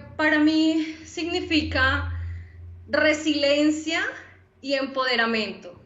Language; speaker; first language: Portuguese; non-native, learner; Spanish